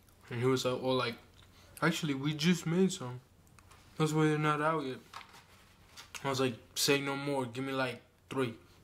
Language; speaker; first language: English; early bilingual, other home language; Spanish